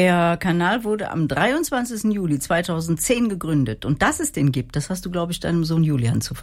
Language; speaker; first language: German; native; German